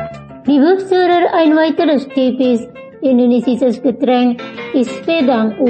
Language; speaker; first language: German; non-native, fluent; Indonesian